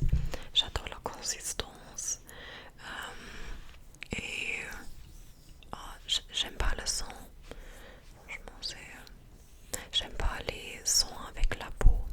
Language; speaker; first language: French; non-native, fluent; English